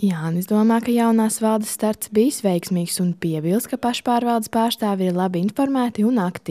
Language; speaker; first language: Latvian; native; Latvian